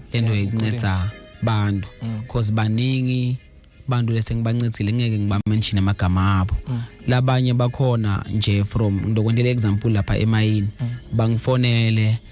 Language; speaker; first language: Zulu; non-native, local second language; Swati